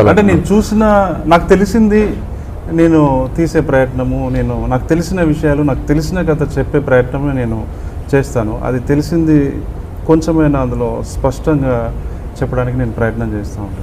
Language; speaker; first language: Telugu; native; Telugu